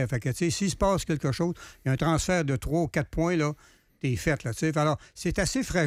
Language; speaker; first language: French; native; French